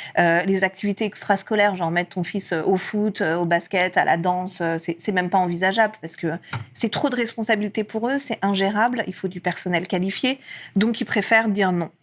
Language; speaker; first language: French; early bilingual, other home language; Persian